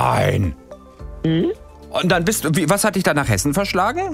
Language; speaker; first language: German; native; German